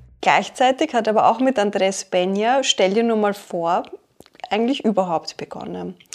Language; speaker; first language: German; native; German